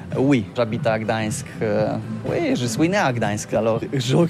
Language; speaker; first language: French; non-native, learner; Polish